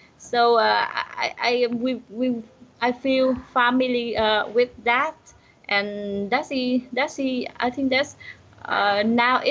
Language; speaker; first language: English; non-native, learner; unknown